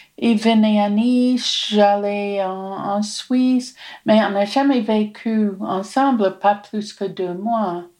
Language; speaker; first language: French; non-native, fluent; English